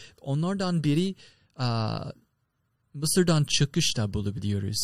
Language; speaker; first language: Turkish; non-native, learner; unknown